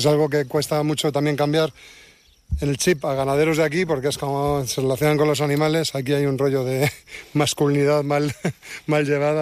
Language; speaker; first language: Spanish; native; Spanish